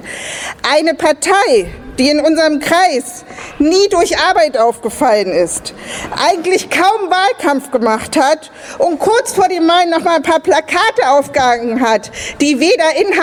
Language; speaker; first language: German; native; German